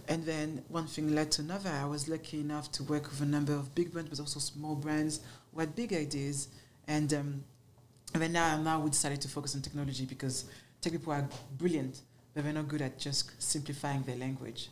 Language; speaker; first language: English; non-native, fluent; French